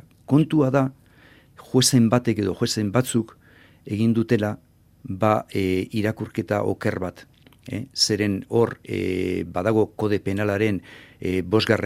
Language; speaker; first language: Basque; native; Basque